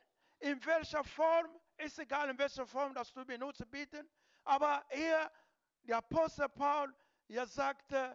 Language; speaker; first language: German; non-native, learner; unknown